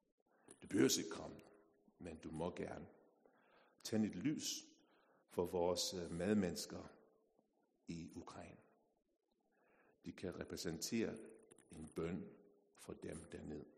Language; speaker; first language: Danish; non-native, fluent; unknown